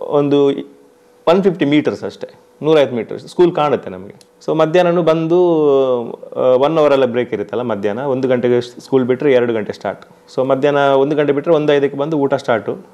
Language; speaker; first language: Kannada; non-native, local second language; Tulu